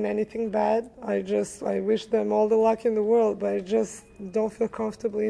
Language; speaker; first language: English; early bilingual, other home language; Serbian